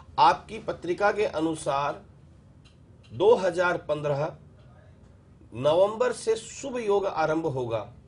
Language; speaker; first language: Hindi; native; Hindi